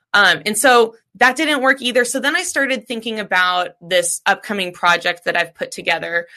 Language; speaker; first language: English; native; English